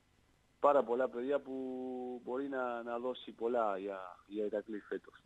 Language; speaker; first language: Greek; non-native, learner; Spanish